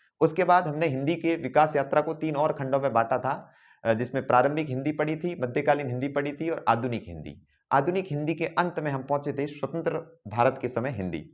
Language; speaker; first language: Hindi; native; Hindi